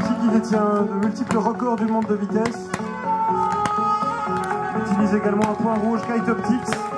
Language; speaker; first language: French; native; French